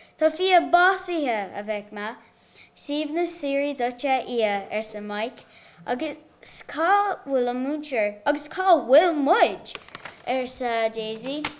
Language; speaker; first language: Irish; native; Irish